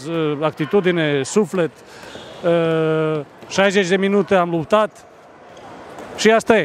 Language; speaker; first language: Romanian; non-native, fluent; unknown